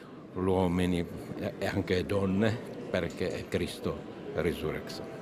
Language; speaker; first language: Italian; non-native, fluent; Czech